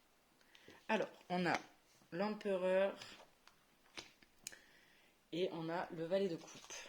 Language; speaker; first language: French; native; French